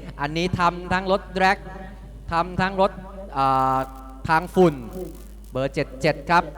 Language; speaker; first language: Thai; native; Thai